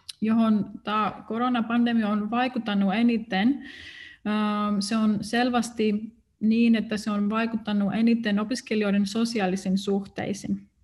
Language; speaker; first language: Finnish; non-native, fluent; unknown